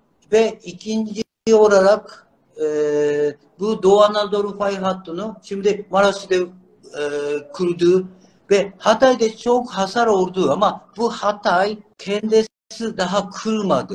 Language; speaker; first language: Turkish; non-native, learner; Japanese